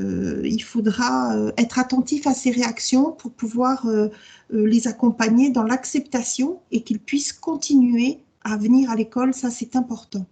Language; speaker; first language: French; native; French